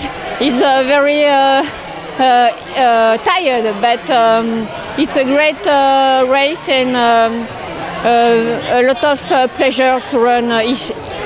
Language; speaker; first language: English; non-native, learner; French